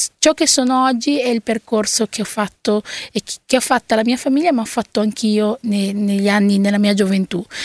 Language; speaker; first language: Italian; early bilingual, other home language; Spanish